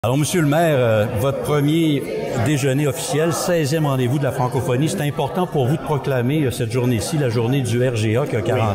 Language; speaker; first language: French; native; French